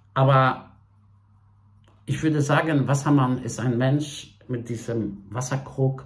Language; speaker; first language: German; non-native, fluent; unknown